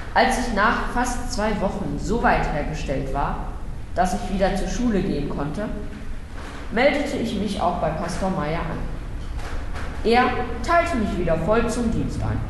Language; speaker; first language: German; native; German